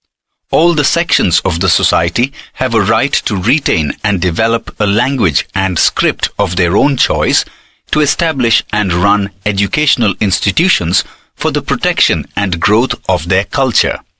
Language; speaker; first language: English; non-native, local second language; Gujarati